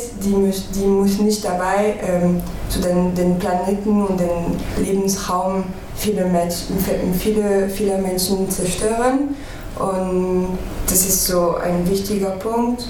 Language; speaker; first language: German; non-native, fluent; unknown